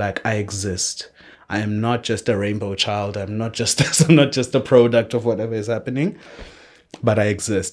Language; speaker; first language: English; non-native, local second language; Xhosa